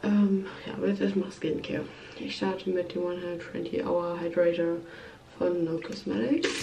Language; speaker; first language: German; native; German